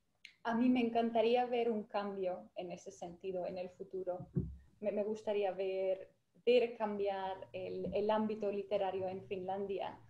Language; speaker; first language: Spanish; non-native, fluent; Finnish